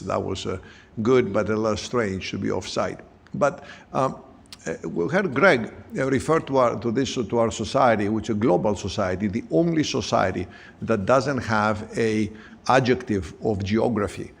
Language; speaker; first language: English; non-native, fluent; Greek